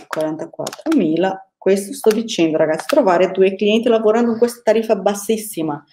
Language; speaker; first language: Italian; non-native, fluent; Portuguese